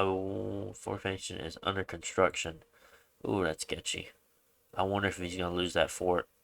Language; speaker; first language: English; native; English